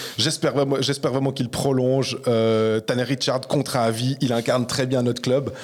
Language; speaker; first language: French; native; French